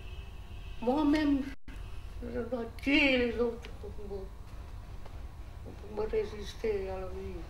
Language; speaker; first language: French; non-native, learner; Vietnamese